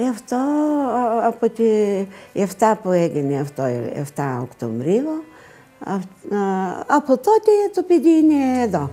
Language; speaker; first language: Greek; non-native, learner; Bulgarian